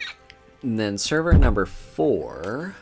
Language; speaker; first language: English; native; English